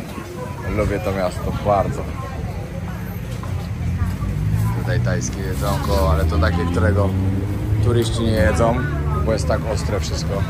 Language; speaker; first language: Polish; native; Polish